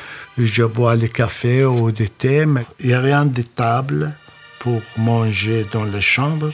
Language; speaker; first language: French; non-native, learner; Arabic